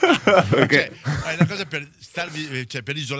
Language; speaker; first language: Italian; native; Italian